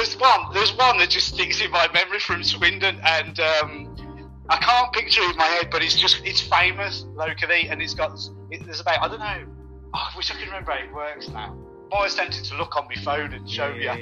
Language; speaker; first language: English; native; English